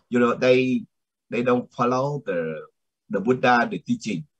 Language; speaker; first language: English; non-native, learner; Vietnamese